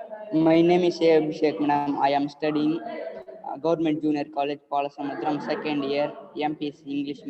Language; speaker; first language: English; non-native, learner; Telugu